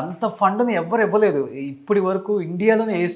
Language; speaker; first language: Telugu; native; Telugu